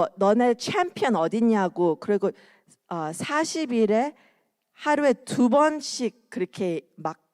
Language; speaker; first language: Korean; early bilingual, heritage; Korean